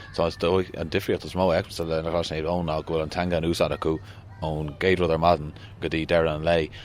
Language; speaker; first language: Irish; non-native, local second language; English